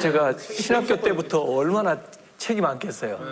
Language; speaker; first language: Korean; native; Korean